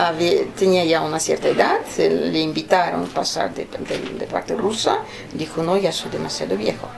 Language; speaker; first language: Spanish; non-native, fluent; Russian